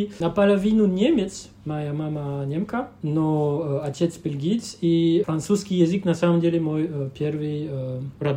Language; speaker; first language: Russian; non-native, fluent; French